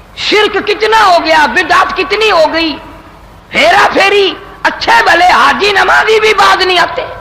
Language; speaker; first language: Urdu; non-native, local second language; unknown